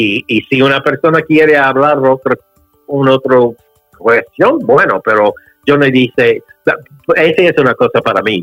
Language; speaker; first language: Spanish; non-native, learner; English